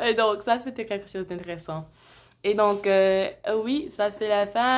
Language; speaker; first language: French; non-native, fluent; English